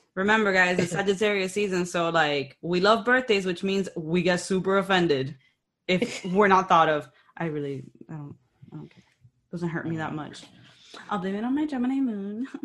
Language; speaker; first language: English; early bilingual, other home language; Spanish